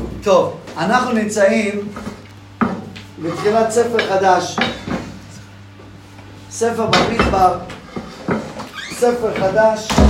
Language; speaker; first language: Hebrew; non-native, fluent; English